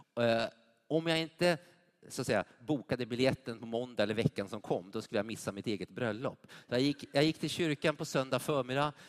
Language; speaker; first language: Swedish; native; Swedish